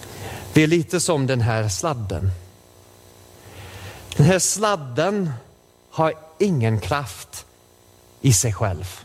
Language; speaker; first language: Swedish; non-native, fluent; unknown